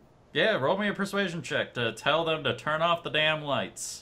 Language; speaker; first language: English; native; English